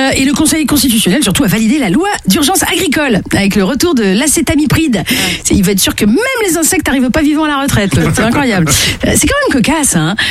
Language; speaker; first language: French; native; French